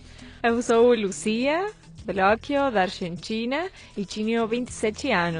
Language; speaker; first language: Portuguese; non-native, fluent; Spanish